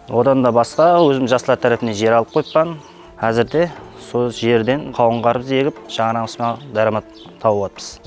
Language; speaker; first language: Uzbek; non-native, local second language; Kara-Kalpak